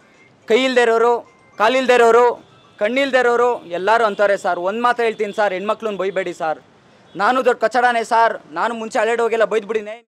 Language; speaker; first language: Kannada; native; Kannada